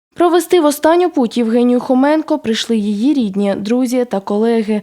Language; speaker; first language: Ukrainian; native; Ukrainian